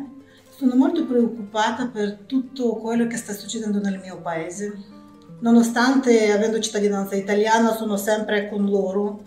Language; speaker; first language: Italian; non-native, fluent; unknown